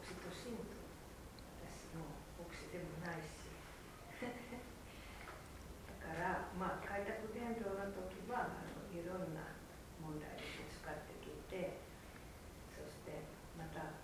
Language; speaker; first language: Japanese; non-native, fluent; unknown